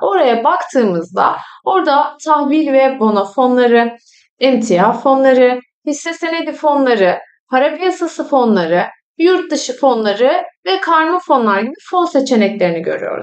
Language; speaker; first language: Turkish; native; Turkish